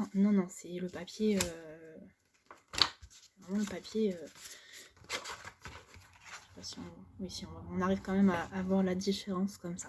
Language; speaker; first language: French; native; French